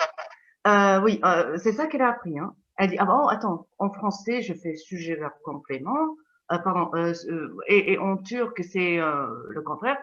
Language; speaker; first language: French; non-native, fluent; Turkish